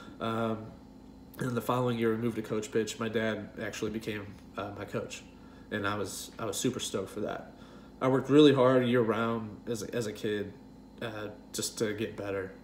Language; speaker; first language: English; native; English